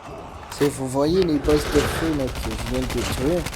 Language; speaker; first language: French; native; French